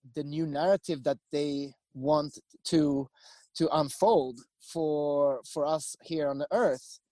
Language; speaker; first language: English; non-native, fluent; Swedish